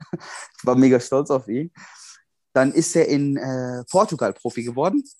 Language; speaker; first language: German; non-native, fluent; Arabic